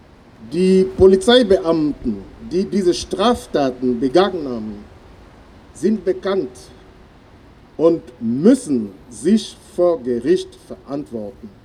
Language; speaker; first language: German; non-native, fluent; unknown